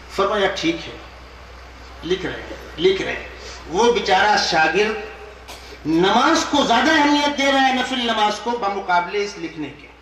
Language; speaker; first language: Urdu; native; Urdu